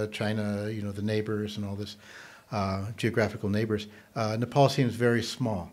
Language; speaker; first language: English; native; English